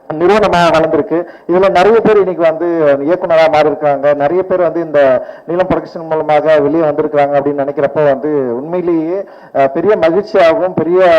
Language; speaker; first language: Tamil; native; Tamil